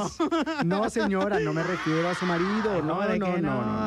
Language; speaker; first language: Spanish; native; Spanish